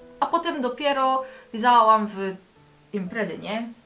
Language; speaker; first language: Polish; non-native, learner; Korean